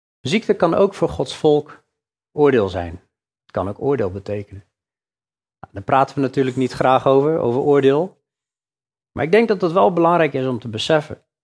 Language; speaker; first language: Dutch; native; Dutch